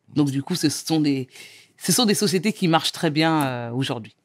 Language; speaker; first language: French; native; French